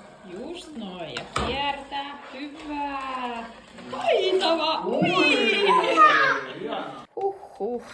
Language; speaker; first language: Finnish; native; Finnish